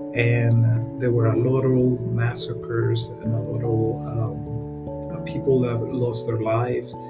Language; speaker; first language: English; non-native, fluent; Spanish